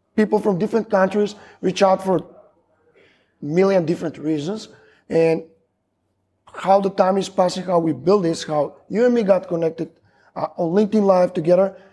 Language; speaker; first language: English; non-native, fluent; Macedonian